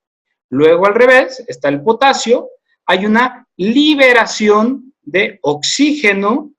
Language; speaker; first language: Spanish; native; Spanish